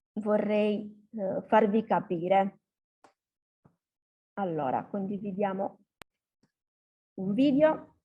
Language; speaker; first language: Italian; native; Italian